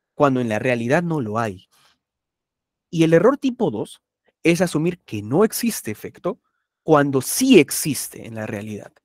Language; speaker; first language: Spanish; native; Spanish